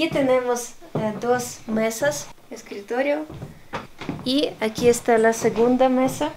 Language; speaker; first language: Spanish; non-native, fluent; Ukrainian